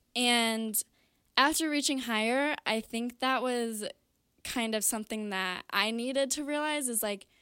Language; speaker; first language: English; native; English